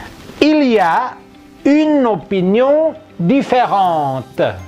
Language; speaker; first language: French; non-native, fluent; Indonesian